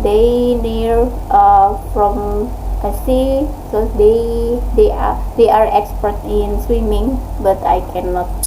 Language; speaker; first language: English; non-native, learner; Indonesian